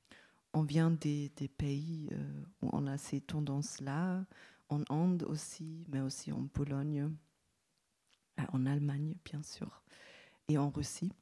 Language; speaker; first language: French; non-native, fluent; German